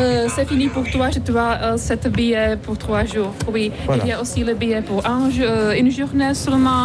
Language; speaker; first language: French; non-native, fluent; Czech